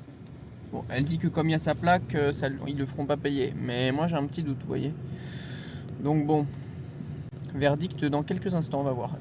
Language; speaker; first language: French; native; French